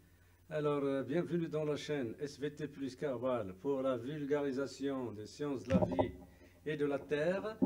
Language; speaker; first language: French; non-native, local second language; Arabic